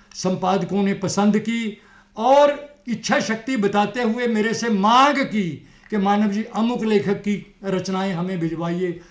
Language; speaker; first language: Hindi; non-native, local second language; Punjabi